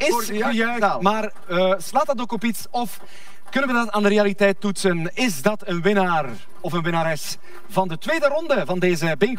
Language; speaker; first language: Dutch; native; Dutch